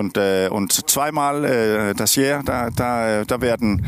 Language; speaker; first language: German; non-native, learner; Danish